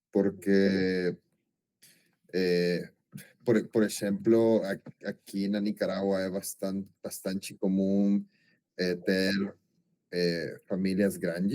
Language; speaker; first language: Portuguese; non-native, learner; Spanish